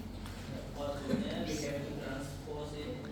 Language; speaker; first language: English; non-native, fluent; Indonesian